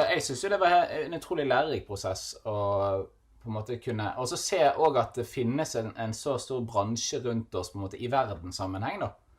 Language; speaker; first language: Norwegian; native; Norwegian